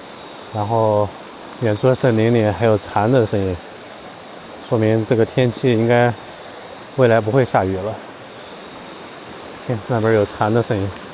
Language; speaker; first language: Chinese; native; Chinese